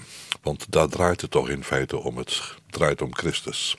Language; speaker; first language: Dutch; native; Dutch